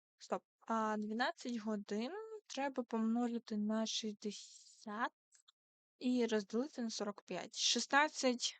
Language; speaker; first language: Ukrainian; non-native, local second language; Russian